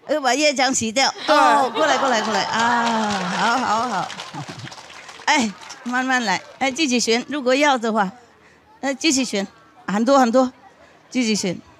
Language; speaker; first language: Chinese; non-native, fluent; Vietnamese